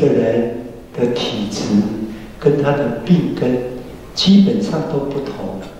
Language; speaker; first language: Chinese; native; Chinese